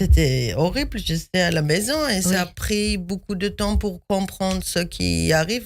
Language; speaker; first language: French; non-native, fluent; Hebrew